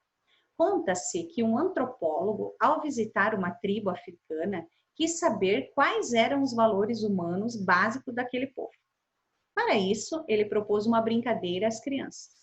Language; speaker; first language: Portuguese; native; Portuguese